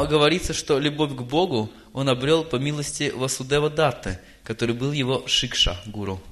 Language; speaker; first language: Russian; native; Russian